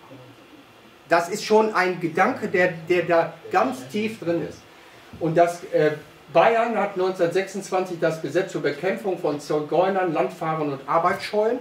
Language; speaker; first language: German; native; German